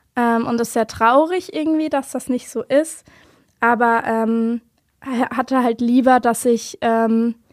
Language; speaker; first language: German; native; German